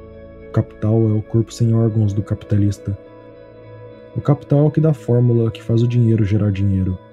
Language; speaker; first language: Portuguese; native; Portuguese